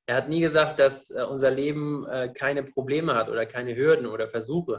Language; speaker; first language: German; non-native, fluent; Indonesian